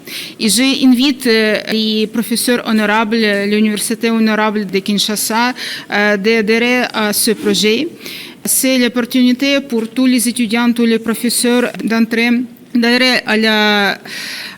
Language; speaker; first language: French; non-native, fluent; Ukrainian